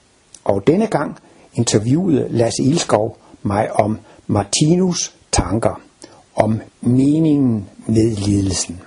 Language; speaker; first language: Danish; native; Danish